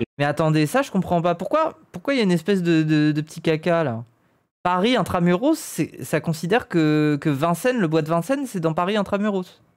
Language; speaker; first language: French; native; French